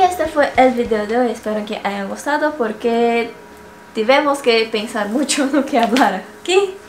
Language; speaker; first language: Spanish; non-native, fluent; Portuguese